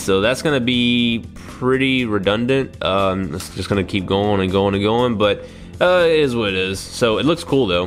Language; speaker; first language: English; native; English